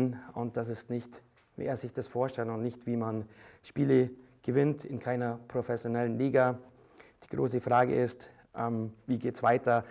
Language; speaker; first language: German; native; German